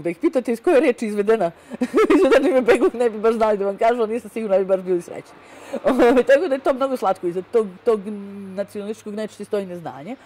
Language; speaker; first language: Serbian; native; Serbian